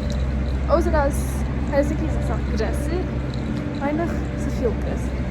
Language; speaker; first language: German; non-native, learner; English